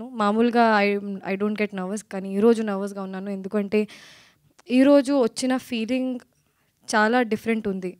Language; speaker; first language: Telugu; non-native, learner; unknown